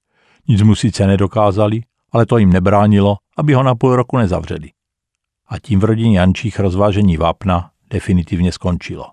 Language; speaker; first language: Czech; native; Czech